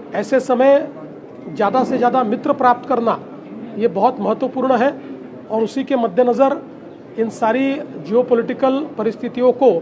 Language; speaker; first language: Hindi; non-native, local second language; Marathi